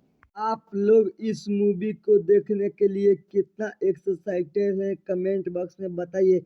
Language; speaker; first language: Hindi; non-native, local second language; Bhojpuri